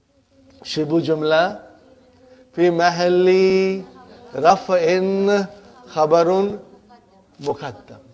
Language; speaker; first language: Arabic; non-native, fluent; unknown